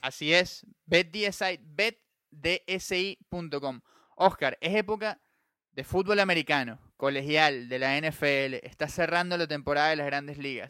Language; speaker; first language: Spanish; native; Spanish